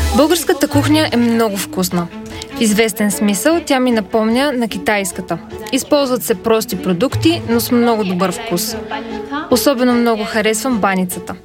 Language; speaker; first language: Bulgarian; non-native, fluent; Chinese